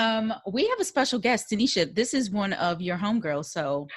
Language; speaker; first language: English; native; English